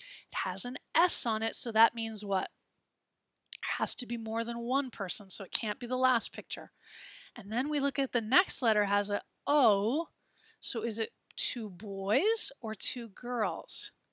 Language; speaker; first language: English; native; English